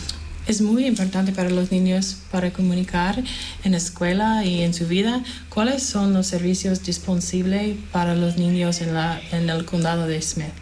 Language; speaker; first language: Spanish; non-native, fluent; English